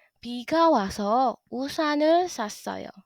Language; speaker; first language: Korean; non-native, fluent; Indonesian